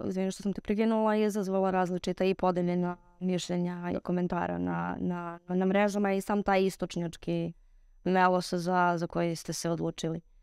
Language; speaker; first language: Serbian; native; Serbian